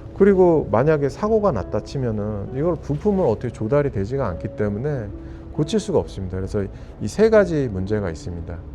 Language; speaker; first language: Korean; native; Korean